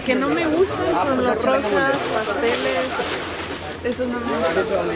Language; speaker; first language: Spanish; native; Spanish